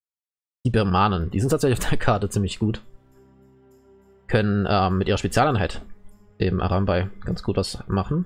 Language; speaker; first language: German; native; German